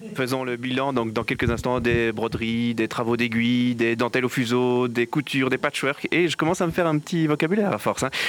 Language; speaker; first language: French; native; French